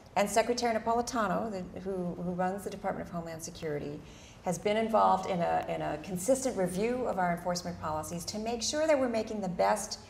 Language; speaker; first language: English; native; English